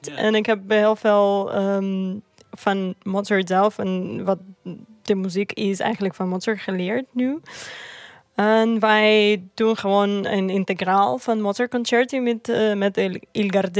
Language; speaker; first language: Dutch; non-native, fluent; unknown